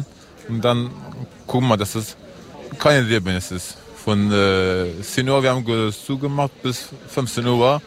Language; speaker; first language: German; non-native, learner; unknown